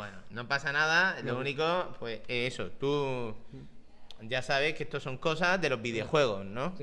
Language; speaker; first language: Spanish; native; Spanish